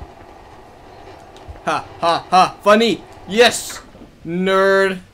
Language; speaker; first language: English; native; English